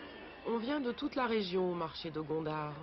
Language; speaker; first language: French; native; French